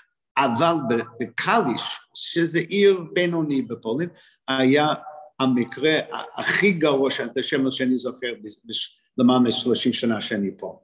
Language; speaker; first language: Hebrew; non-native, fluent; English